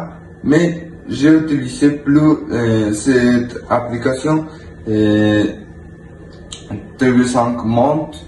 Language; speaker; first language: French; non-native, learner; Spanish